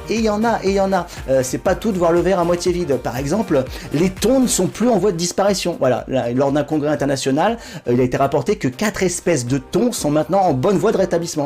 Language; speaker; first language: French; native; French